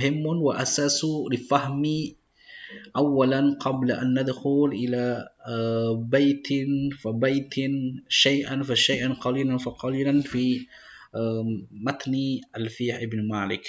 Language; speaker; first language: Arabic; non-native, fluent; Indonesian